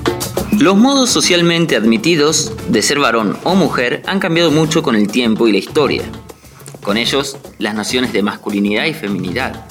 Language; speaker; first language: Spanish; native; Spanish